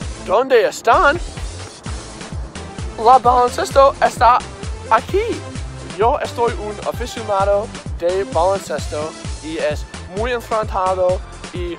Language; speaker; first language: Spanish; non-native, learner; English